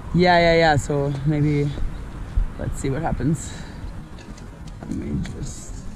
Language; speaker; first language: English; non-native, fluent; French